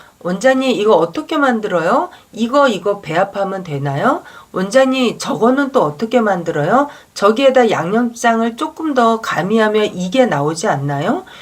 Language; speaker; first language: Korean; native; Korean